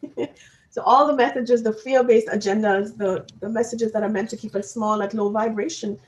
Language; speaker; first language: English; non-native, local second language; Hindi